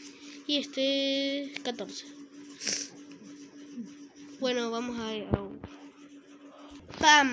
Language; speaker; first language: Spanish; native; Spanish